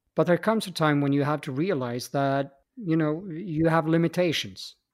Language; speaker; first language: English; non-native, fluent; Swedish